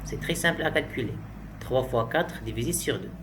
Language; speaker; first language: French; non-native, local second language; Arabic